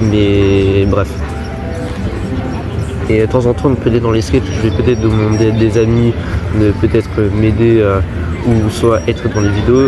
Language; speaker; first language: French; early bilingual, other home language; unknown